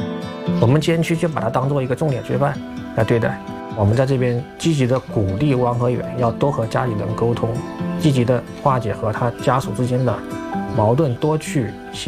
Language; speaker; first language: Chinese; native; Chinese